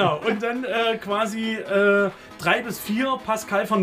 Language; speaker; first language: German; native; German